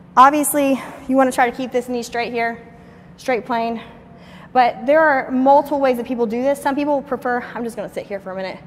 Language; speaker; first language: English; native; English